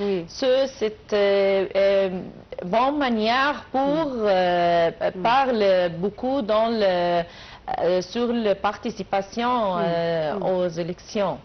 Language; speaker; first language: French; non-native, learner; Arabic